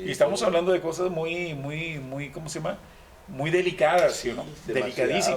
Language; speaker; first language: Spanish; native; Spanish